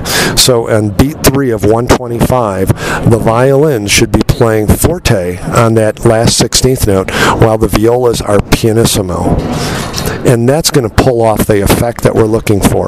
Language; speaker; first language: English; native; English